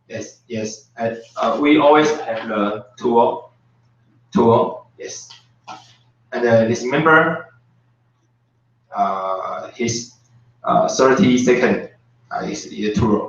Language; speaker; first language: English; non-native, learner; Chinese